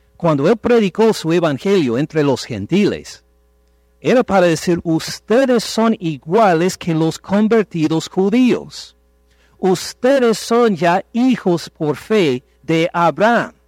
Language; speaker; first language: Spanish; non-native, fluent; English